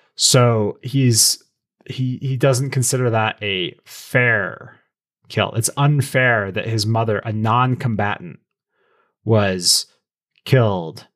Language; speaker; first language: English; native; English